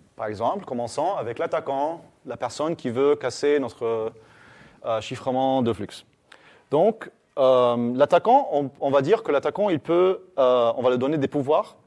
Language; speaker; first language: French; native; French